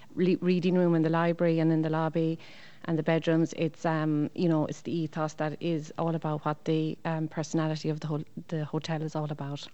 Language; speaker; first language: English; native; English